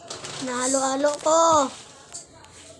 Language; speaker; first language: Filipino; non-native, local second language; Cebuano